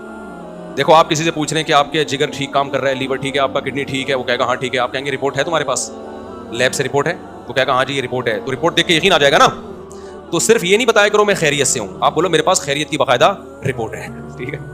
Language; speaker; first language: Urdu; native; Urdu